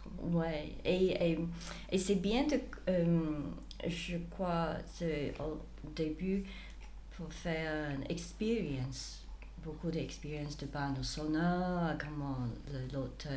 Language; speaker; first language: French; non-native, fluent; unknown